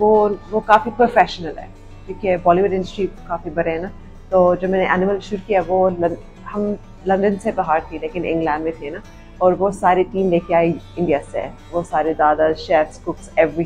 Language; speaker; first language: Hindi; early bilingual, heritage; Urdu